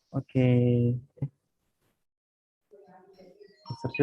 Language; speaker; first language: English; non-native, fluent; Indonesian